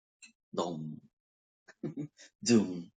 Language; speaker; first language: Japanese; non-native, learner; Spanish